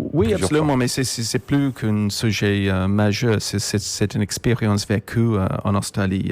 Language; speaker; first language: French; non-native, fluent; English